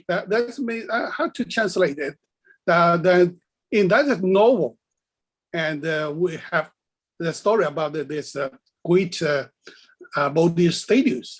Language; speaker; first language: English; non-native, learner; Chinese